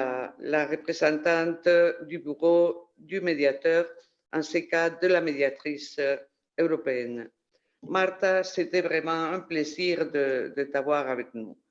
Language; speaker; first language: French; non-native, fluent; Spanish